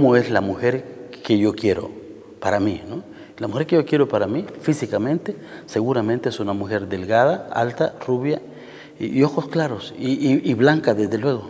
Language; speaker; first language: Spanish; native; Spanish